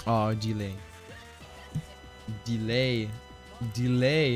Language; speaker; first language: English; non-native, fluent; French